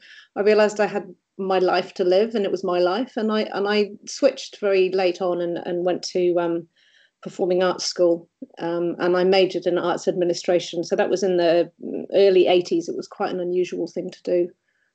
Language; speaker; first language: English; native; English